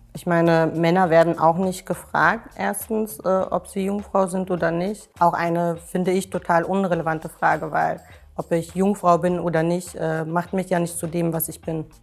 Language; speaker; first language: German; early bilingual, other home language; Turkish